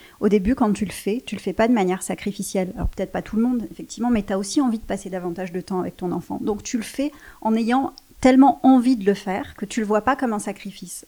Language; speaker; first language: French; native; French